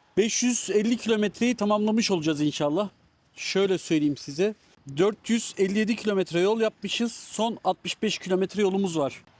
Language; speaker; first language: Turkish; early bilingual, heritage; Turkish